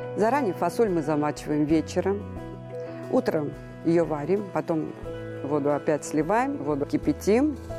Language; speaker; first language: Russian; non-native, local second language; Armenian